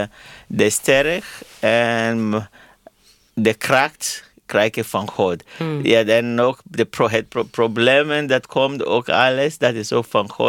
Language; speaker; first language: Dutch; non-native, learner; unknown